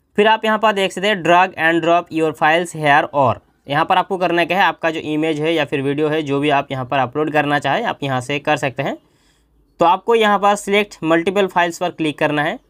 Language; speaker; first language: Hindi; native; Hindi